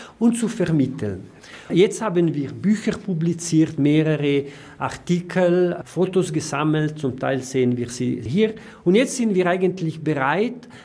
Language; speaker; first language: German; non-native, local second language; Italian